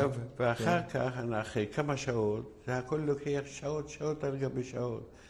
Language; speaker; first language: Hebrew; non-native, fluent; Yiddish